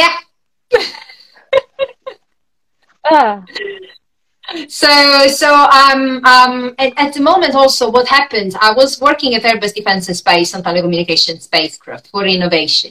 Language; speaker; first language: English; non-native, fluent; Italian